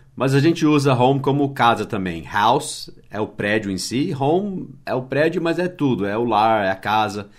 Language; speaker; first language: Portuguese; non-native, fluent; English